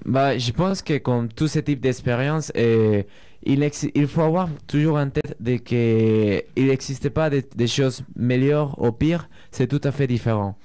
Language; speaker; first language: French; non-native, fluent; Spanish